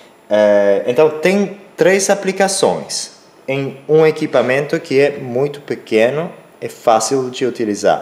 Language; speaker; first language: Portuguese; non-native, learner; Spanish